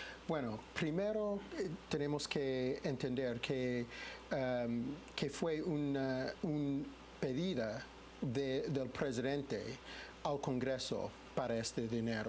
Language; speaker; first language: Spanish; non-native, fluent; English